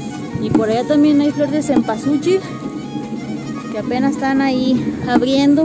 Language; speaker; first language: Spanish; native; Spanish